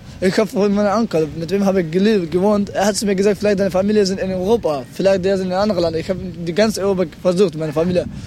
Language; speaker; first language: German; non-native, learner; Pashto